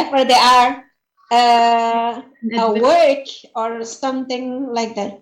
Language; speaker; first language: English; non-native, learner; Indonesian